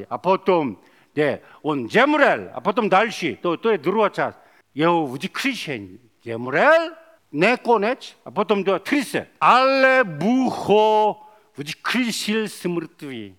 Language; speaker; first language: Czech; non-native, learner; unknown